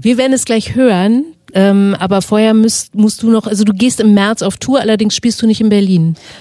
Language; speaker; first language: German; native; German